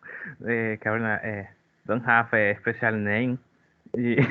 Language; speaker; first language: English; non-native, learner; Spanish